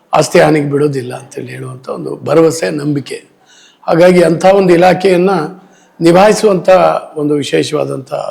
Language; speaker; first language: Kannada; native; Kannada